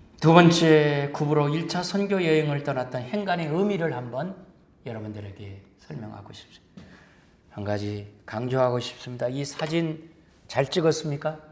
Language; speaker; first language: Korean; native; Korean